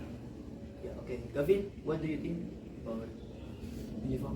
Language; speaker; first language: English; non-native, learner; Indonesian